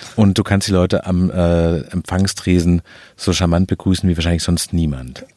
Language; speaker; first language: German; native; German